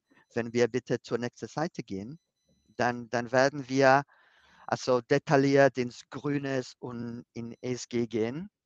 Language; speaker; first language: German; non-native, fluent; Spanish